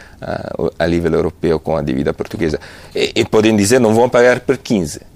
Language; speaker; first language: Portuguese; non-native, fluent; Italian